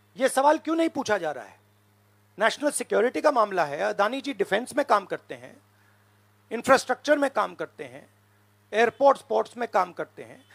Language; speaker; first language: Hindi; native; Hindi